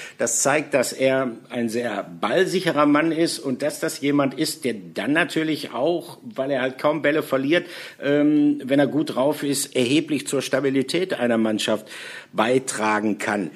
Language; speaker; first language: German; native; German